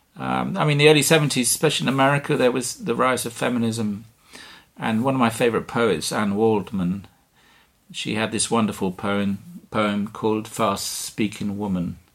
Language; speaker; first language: English; native; English